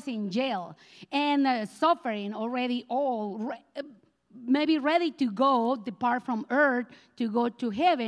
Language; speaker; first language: English; non-native, learner; Spanish